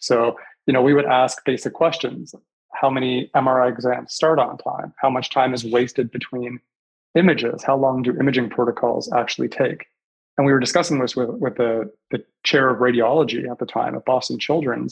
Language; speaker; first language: English; native; English